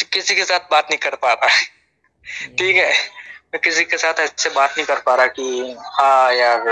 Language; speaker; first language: Hindi; non-native, local second language; Gujarati